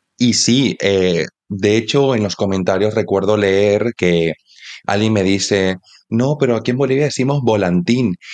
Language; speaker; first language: Spanish; native; Spanish